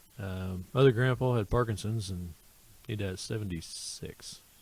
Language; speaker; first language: English; native; English